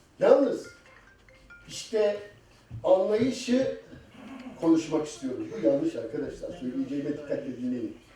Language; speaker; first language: Turkish; native; Turkish